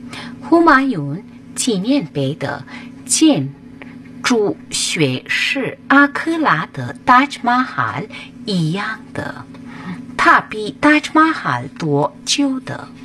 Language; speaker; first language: Chinese; non-native, fluent; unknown